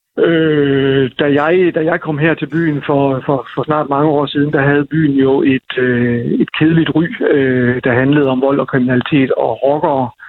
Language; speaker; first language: Danish; native; Danish